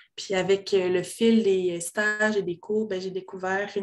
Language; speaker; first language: French; native; French